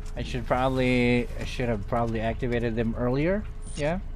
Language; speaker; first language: English; non-native, local second language; Filipino